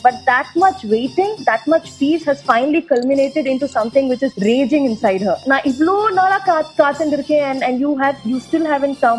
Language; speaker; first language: English; non-native, local second language; Tamil